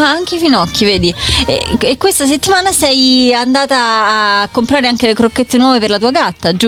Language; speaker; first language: Italian; native; Italian